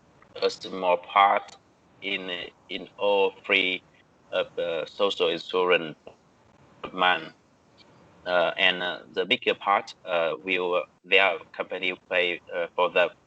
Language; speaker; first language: English; non-native, learner; Vietnamese